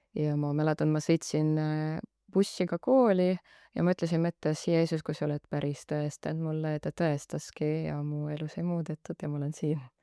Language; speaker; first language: Estonian; non-native, local second language; Russian